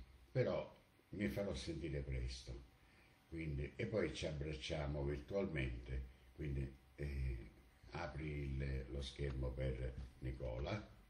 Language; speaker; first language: Italian; native; Italian